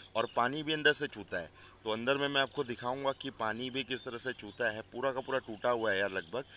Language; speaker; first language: Hindi; non-native, local second language; Odia